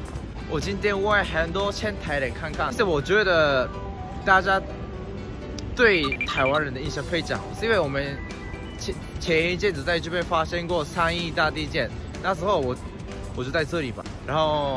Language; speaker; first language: Chinese; non-native, fluent; Japanese